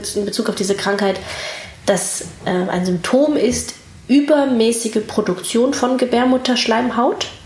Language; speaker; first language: German; native; German